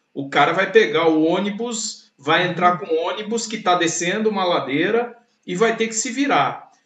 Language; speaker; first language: Portuguese; native; Portuguese